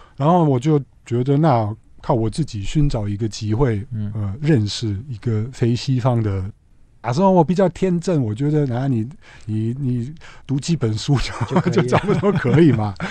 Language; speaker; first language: Chinese; non-native, fluent; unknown